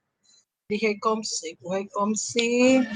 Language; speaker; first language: German; non-native, learner; Filipino